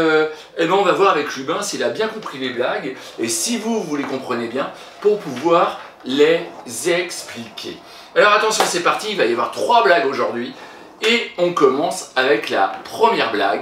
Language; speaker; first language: French; native; French